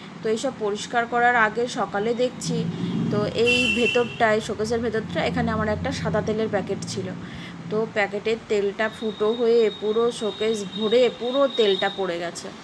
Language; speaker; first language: Bangla; native; Bangla